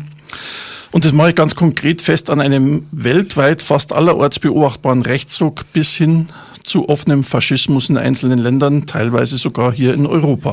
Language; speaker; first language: German; native; German